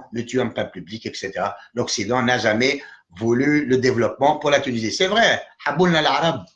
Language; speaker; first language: French; non-native, local second language; Arabic